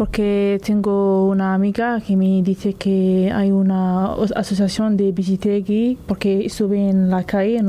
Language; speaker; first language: Spanish; non-native, learner; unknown